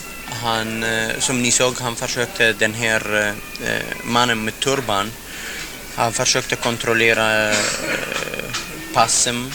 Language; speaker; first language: Swedish; non-native, fluent; Arabic